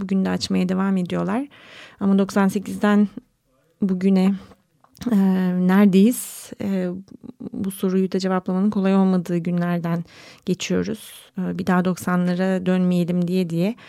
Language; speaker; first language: Turkish; native; Turkish